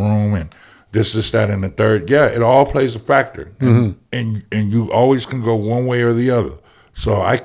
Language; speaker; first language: English; native; English